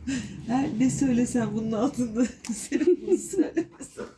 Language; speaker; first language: Turkish; native; Turkish